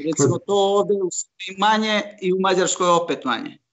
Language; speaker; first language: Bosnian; non-native, local second language; Hungarian